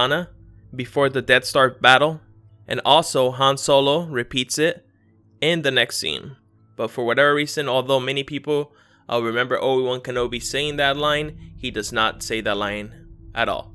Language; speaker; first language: English; native; English